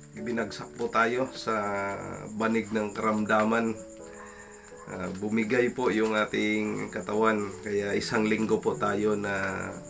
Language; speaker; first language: Filipino; non-native, local second language; Bikol